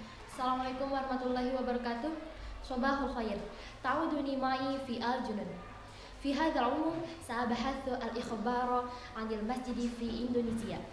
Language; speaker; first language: Arabic; non-native, learner; Indonesian